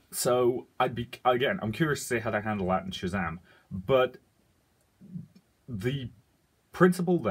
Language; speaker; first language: English; native; English